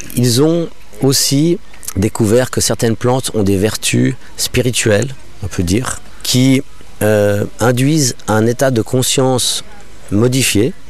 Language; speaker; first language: French; non-native, local second language; English